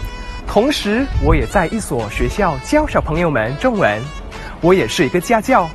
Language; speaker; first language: Chinese; non-native, fluent; Indonesian